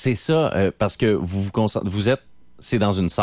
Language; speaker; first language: French; native; French